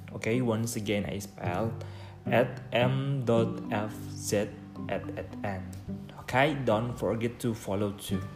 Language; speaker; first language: English; non-native, learner; Indonesian